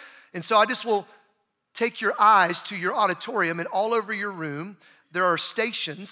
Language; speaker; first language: English; native; English